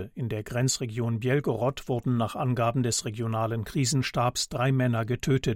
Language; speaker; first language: German; native; German